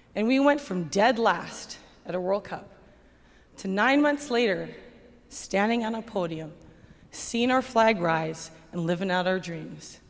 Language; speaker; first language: English; native; English